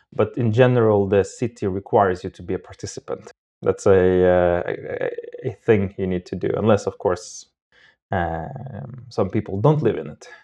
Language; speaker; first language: English; non-native, fluent; Romanian